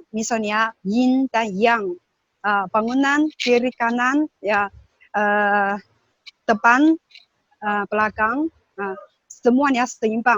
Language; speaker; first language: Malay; non-native, learner; Chinese